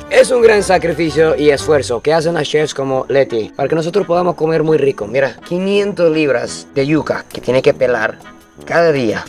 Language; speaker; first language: Spanish; non-native, fluent; Japanese